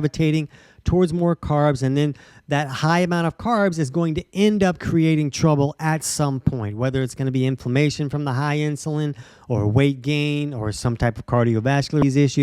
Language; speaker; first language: English; native; English